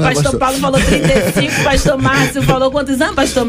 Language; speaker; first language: Portuguese; native; Portuguese